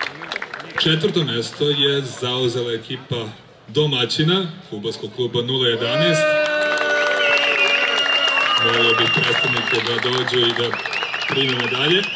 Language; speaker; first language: Croatian; native; Croatian